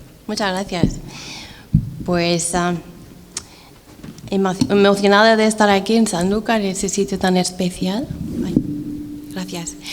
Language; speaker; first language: Spanish; non-native, fluent; English